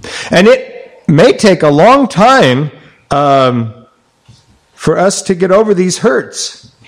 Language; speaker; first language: English; native; English